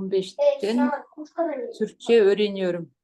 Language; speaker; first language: Turkish; non-native, learner; Kyrgyz